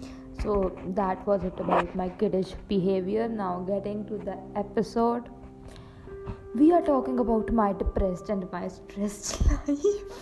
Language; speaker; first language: English; non-native, local second language; Punjabi